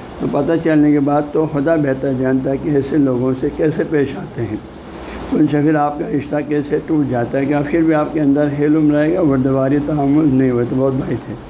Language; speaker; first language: Urdu; non-native, local second language; Balti